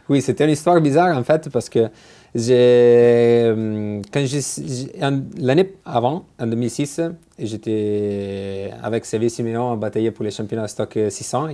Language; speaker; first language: French; non-native, fluent; Italian